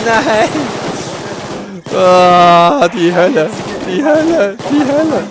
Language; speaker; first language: German; native; German